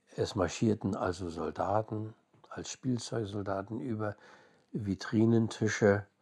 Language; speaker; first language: German; early bilingual, other home language; English